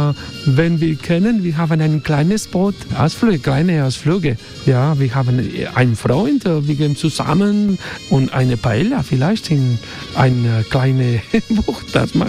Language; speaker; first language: German; non-native, learner; Spanish